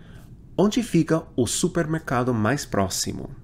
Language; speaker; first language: Portuguese; non-native, fluent; English